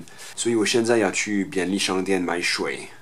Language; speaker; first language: Chinese; non-native, fluent; French